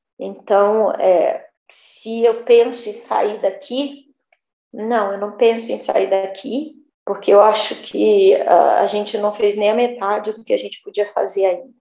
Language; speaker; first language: Portuguese; native; Portuguese